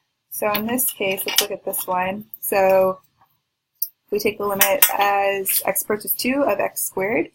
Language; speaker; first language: English; native; English